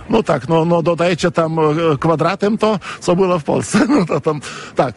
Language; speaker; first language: Polish; non-native, fluent; Lithuanian